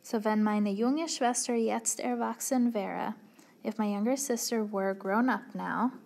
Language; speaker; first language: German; non-native, fluent; English